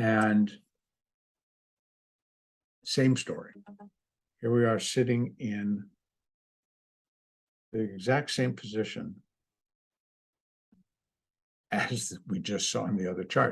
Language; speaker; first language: English; native; English